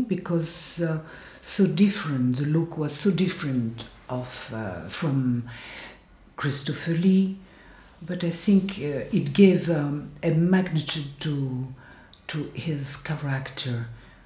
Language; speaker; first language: English; non-native, learner; French